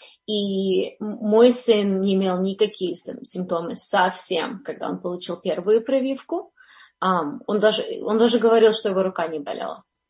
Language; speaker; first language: Russian; early bilingual, heritage; Russian